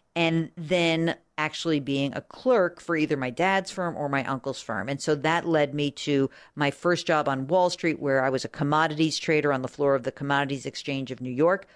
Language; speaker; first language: English; native; English